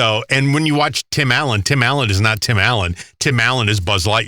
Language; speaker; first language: English; native; English